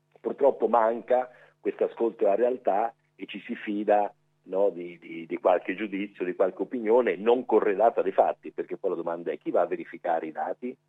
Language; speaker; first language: Italian; native; Italian